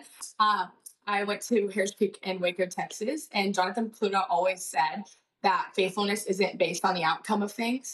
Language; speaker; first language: English; native; English